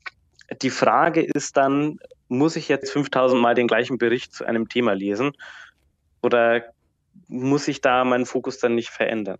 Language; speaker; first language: German; native; German